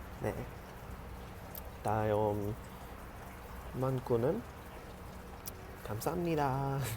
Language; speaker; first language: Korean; non-native, learner; English